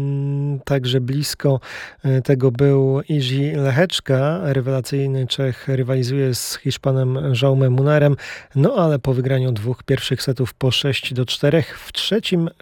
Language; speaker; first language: Polish; native; Polish